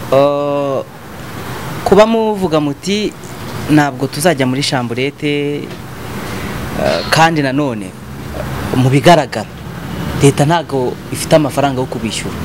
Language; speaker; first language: Kinyarwanda; native; Kinyarwanda